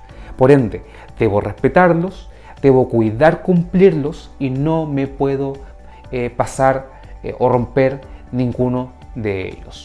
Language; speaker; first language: Spanish; native; Spanish